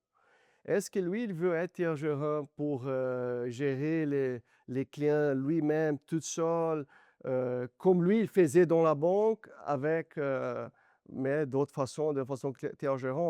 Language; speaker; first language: French; non-native, learner; Portuguese